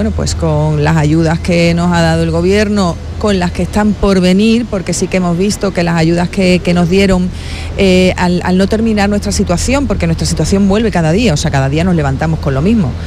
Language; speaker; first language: Spanish; native; Spanish